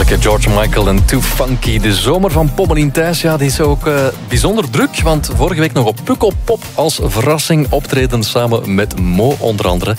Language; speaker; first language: Dutch; native; Dutch